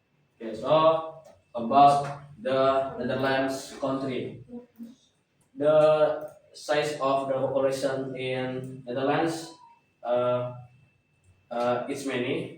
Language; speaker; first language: English; non-native, learner; Indonesian